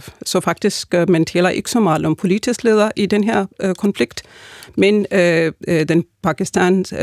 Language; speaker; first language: Danish; non-native, fluent; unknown